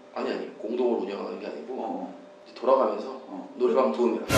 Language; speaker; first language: Korean; native; Korean